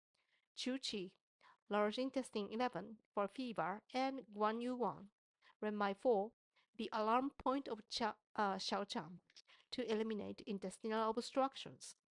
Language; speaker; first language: English; non-native, fluent; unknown